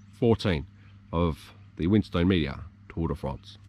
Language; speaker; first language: English; native; English